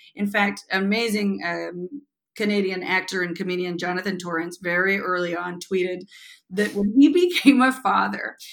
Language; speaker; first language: English; native; English